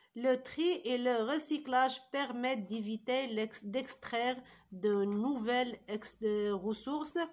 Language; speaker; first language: French; non-native, local second language; Arabic